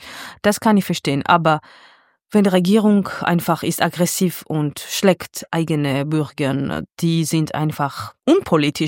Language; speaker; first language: German; non-native, fluent; Georgian